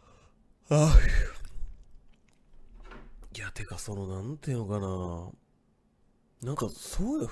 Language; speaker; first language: Japanese; native; Japanese